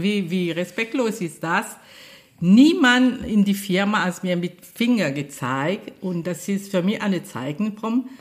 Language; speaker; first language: German; non-native, fluent; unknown